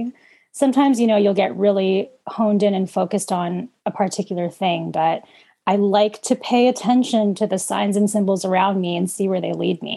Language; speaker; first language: English; native; English